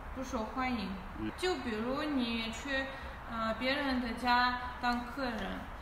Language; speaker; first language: Chinese; non-native, fluent; Russian